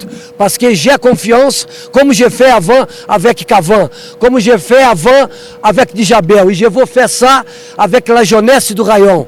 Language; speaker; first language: French; non-native, learner; Portuguese